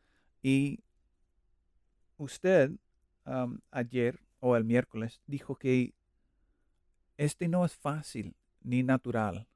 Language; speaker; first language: Spanish; non-native, learner; English